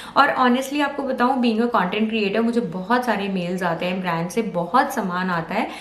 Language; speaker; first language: Hindi; native; Hindi